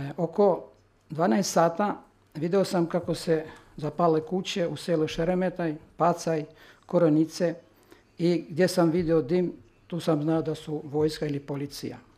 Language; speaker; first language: Serbian; non-native, local second language; Albanian